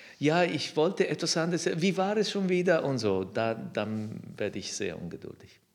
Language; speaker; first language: German; non-native, fluent; Italian